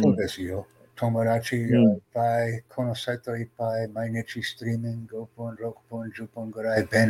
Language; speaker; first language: Japanese; non-native, learner; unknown